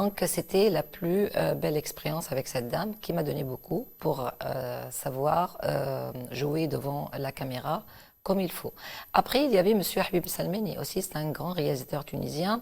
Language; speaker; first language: French; non-native, local second language; Arabic